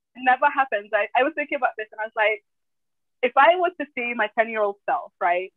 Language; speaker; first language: English; early bilingual, other home language; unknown